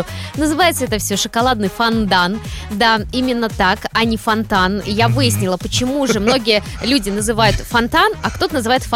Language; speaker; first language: Russian; native; Russian